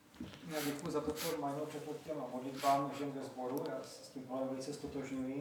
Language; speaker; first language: Czech; native; Czech